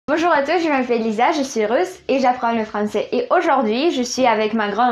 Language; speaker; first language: French; non-native, fluent; Russian